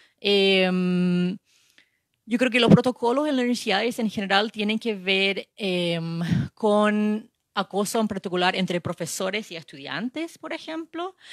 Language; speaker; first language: Spanish; non-native, fluent; English